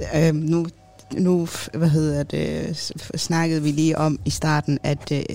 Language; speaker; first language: Danish; early bilingual, other home language; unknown